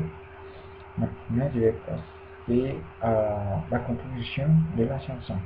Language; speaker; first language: French; non-native, learner; Spanish